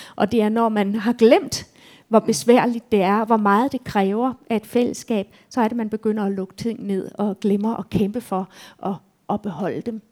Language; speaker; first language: Danish; native; Danish